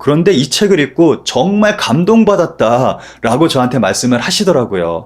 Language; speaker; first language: Korean; native; Korean